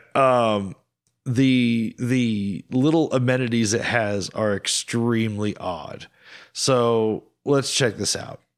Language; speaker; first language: English; native; English